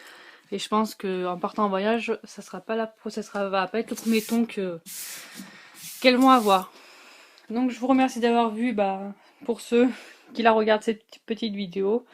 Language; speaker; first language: French; native; French